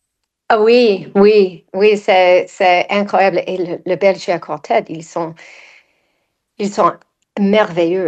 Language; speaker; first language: French; non-native, fluent; English